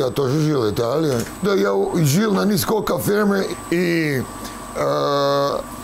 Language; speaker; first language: Russian; non-native, learner; English